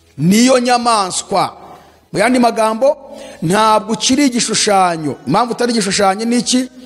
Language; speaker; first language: Kinyarwanda; native; Kinyarwanda